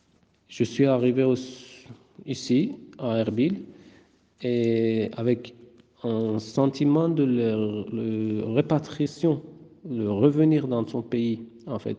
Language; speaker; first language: French; non-native, fluent; Kurdish